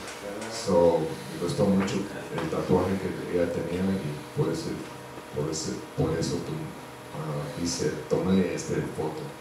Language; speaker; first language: Spanish; early bilingual, heritage; Spanish